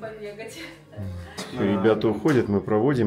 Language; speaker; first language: Russian; native; Russian